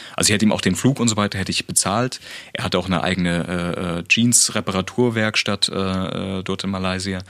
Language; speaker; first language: German; native; German